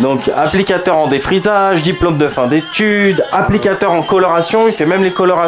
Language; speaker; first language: French; native; French